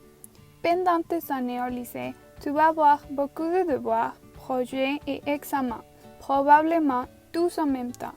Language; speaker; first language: French; non-native, learner; Spanish